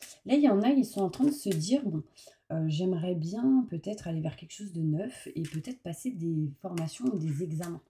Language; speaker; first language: French; native; French